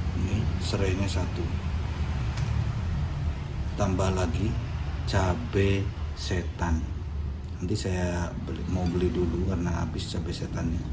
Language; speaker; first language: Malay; non-native, local second language; Javanese